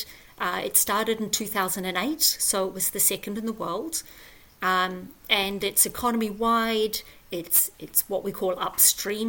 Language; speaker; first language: English; native; English